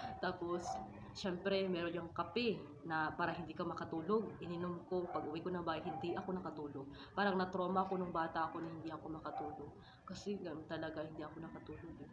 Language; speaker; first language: Filipino; non-native, local second language; Cebuano